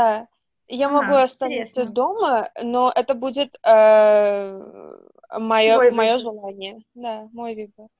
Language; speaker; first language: Russian; non-native, fluent; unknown